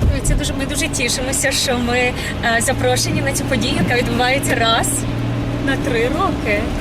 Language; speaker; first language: Ukrainian; native; Ukrainian